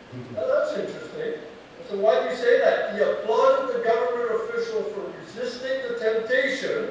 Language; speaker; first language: English; native; English